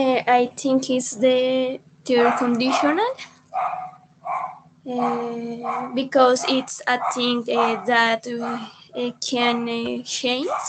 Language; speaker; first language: English; non-native, learner; Spanish